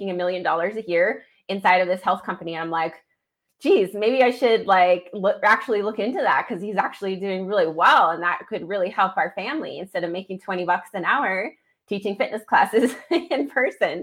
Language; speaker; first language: English; native; English